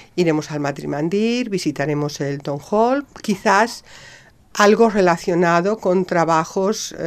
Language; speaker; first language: Spanish; native; Spanish